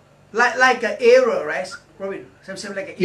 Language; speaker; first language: English; non-native, learner; Thai